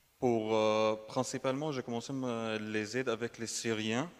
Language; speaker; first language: French; non-native, fluent; Arabic